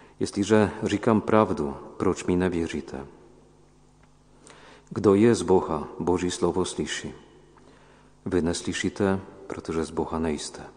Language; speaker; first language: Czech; non-native, fluent; Polish